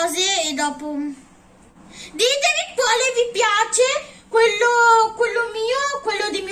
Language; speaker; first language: Italian; early bilingual, other home language; Urdu